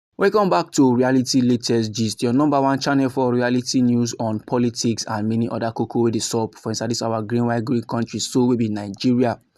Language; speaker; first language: Nigerian Pidgin; native; Nigerian Pidgin